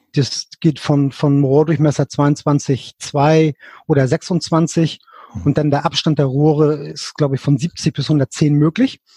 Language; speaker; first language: German; native; German